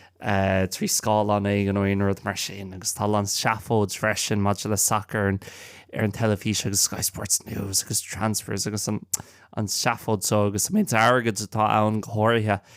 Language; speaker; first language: Irish; non-native, local second language; English